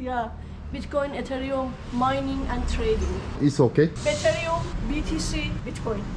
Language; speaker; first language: English; non-native, learner; Russian